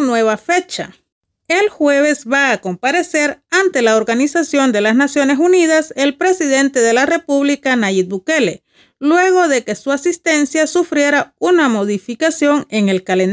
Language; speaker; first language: Spanish; native; Spanish